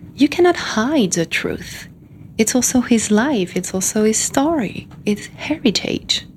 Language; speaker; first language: English; non-native, fluent; French